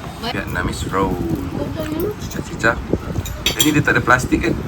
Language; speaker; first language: Malay; native; Malay